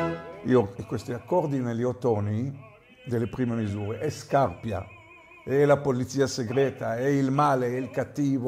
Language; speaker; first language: Italian; non-native, fluent; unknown